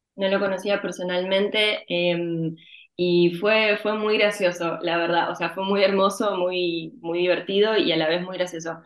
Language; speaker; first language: Spanish; early bilingual, other home language; Ukrainian